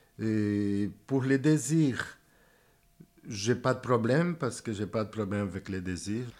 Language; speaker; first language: French; non-native, fluent; Portuguese